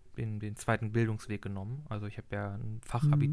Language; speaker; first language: German; native; German